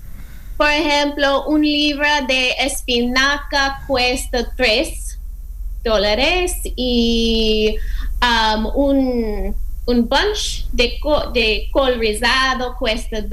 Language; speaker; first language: Spanish; non-native, fluent; English